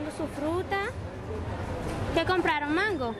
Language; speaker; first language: Portuguese; non-native, fluent; Spanish